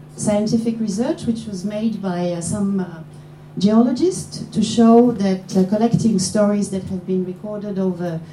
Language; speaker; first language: English; non-native, fluent; Polish